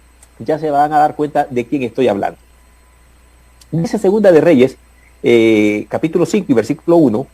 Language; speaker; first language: Spanish; native; Spanish